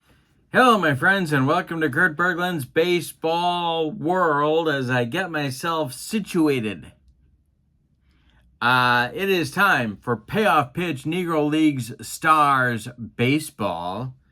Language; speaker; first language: English; native; English